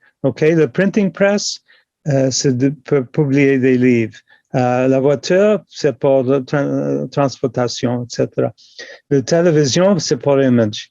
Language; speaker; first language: French; non-native, local second language; English